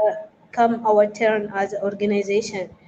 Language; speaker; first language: English; non-native, fluent; Arabic